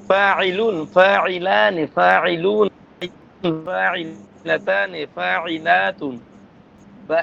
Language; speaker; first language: Arabic; non-native, learner; Bangla